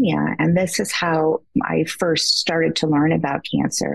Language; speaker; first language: English; native; English